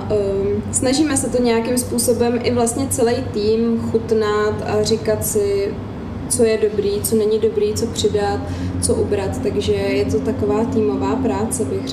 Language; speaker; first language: Czech; native; Czech